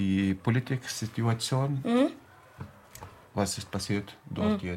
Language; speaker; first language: German; non-native, learner; Arabic